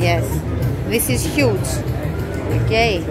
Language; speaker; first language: English; non-native, fluent; Greek